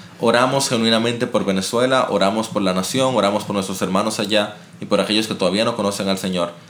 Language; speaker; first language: Spanish; native; Spanish